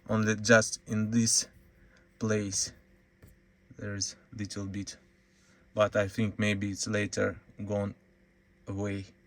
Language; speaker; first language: English; non-native, learner; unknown